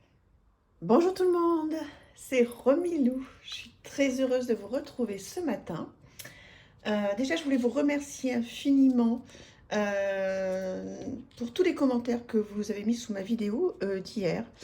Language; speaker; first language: French; native; French